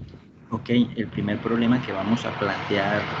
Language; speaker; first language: Spanish; native; Spanish